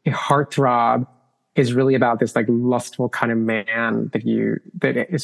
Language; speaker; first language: English; non-native, fluent; Spanish